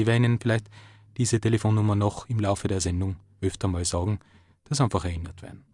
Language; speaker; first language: German; native; German